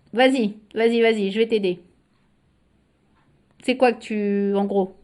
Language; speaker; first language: French; native; French